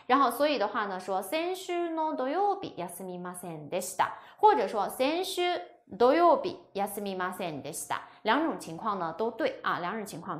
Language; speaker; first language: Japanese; non-native, fluent; Chinese